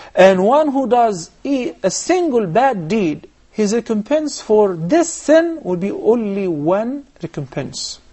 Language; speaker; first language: English; non-native, fluent; Arabic